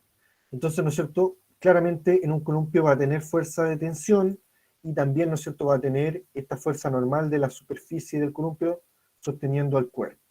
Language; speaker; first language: Spanish; native; Spanish